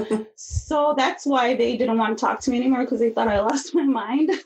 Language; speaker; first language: English; native; English